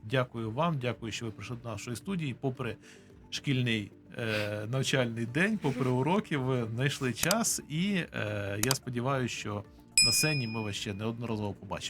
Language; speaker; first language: Ukrainian; native; Ukrainian